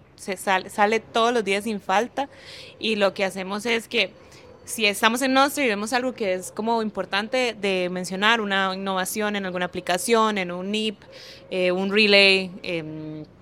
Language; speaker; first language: Spanish; native; Spanish